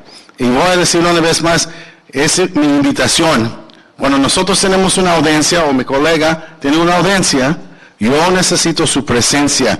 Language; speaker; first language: Spanish; early bilingual, heritage; English